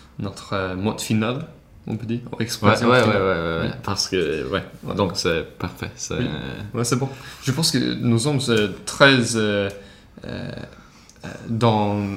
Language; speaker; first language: French; non-native, learner; Swedish